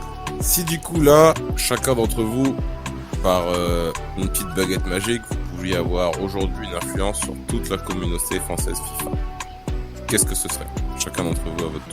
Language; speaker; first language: French; native; French